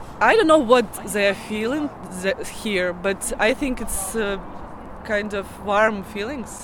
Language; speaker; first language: English; non-native, learner; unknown